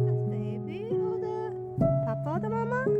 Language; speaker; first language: German; non-native, learner; Japanese